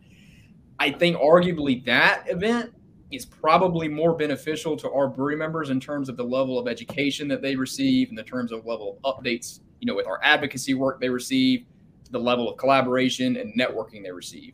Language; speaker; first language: English; native; English